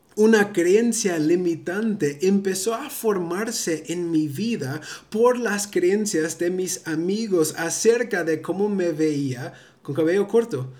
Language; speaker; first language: Spanish; early bilingual, heritage; Spanish